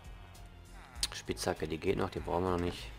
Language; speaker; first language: German; native; German